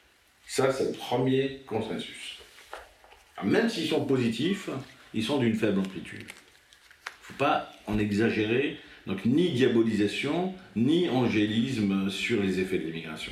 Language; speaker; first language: French; native; French